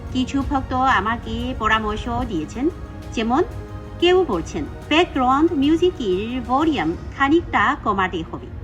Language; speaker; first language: Bangla; non-native, fluent; Chinese